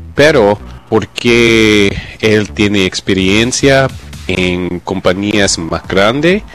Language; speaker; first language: Spanish; non-native, learner; English